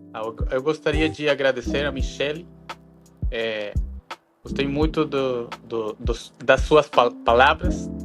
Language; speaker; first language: Portuguese; non-native, fluent; Spanish